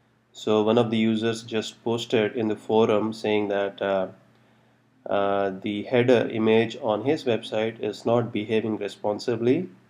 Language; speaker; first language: English; non-native, local second language; Telugu